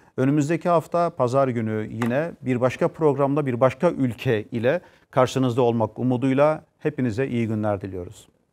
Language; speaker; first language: Turkish; native; Turkish